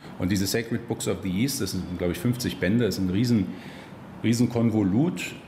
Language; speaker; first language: German; native; German